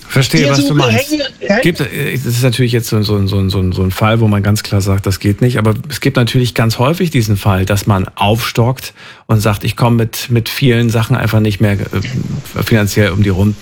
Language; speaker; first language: German; native; German